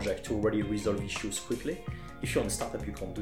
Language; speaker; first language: English; non-native, fluent; French